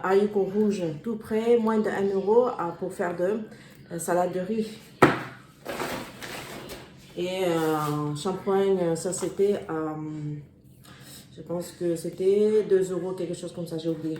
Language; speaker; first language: French; non-native, learner; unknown